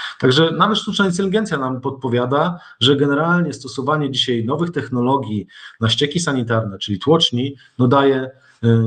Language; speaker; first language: Polish; native; Polish